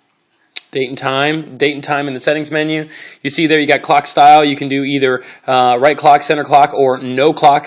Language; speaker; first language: English; native; English